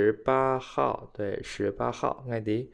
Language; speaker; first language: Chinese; non-native, fluent; Khmer